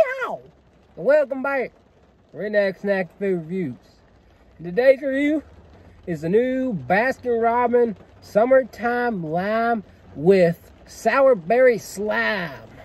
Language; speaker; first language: English; native; English